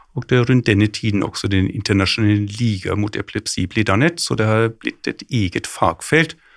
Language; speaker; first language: Norwegian; non-native, fluent; German